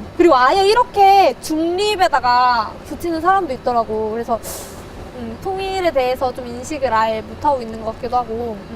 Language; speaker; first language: Korean; native; Korean